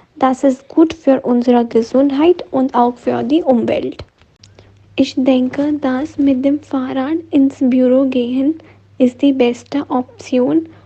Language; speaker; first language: German; non-native, learner; Hindi